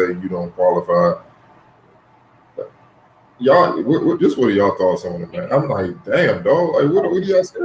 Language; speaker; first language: English; native; English